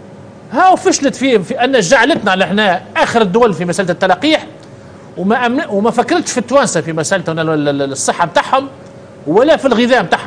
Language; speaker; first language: Arabic; native; Arabic